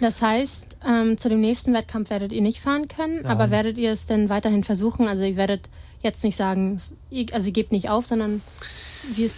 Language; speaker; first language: German; native; German